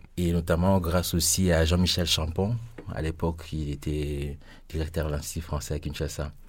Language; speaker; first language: French; non-native, local second language; Lingala